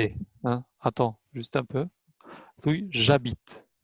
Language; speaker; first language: French; non-native, fluent; Albanian